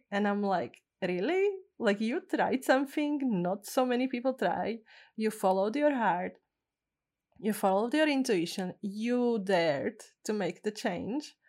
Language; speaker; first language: English; non-native, fluent; Czech